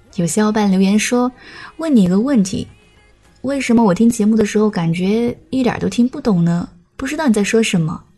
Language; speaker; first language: Chinese; native; Chinese